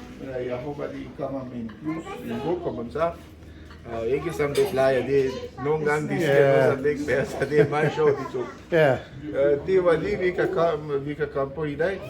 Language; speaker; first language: Danish; non-native, fluent; Pashto